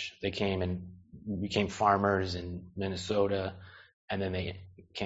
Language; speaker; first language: English; native; English